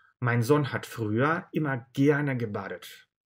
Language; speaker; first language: German; non-native, fluent; Russian